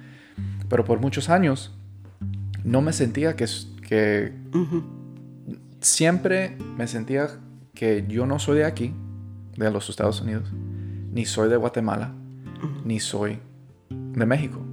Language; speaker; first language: Spanish; early bilingual, heritage; Spanish